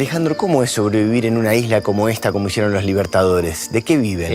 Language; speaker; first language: Spanish; native; Spanish